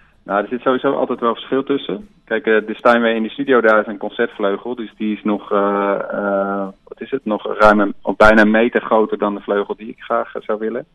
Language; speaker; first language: Dutch; native; Dutch